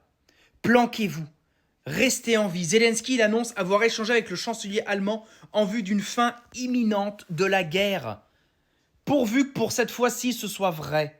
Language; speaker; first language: French; native; French